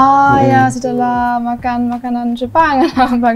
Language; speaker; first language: Indonesian; non-native, learner; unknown